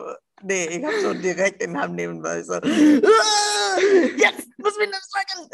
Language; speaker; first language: German; non-native, local second language; English